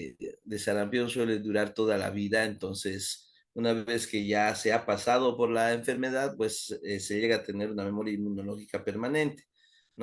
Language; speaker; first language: Spanish; native; Spanish